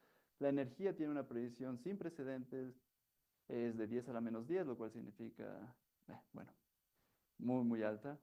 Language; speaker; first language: Spanish; native; Spanish